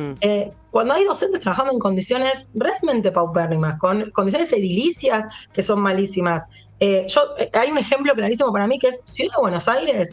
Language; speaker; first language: Spanish; native; Spanish